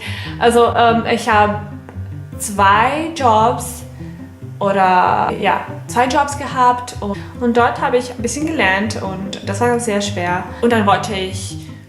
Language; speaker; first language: German; non-native, fluent; Serbian